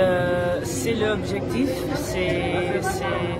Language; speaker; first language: French; non-native, local second language; Haitian Creole